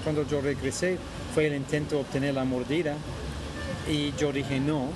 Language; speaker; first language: Spanish; non-native, fluent; English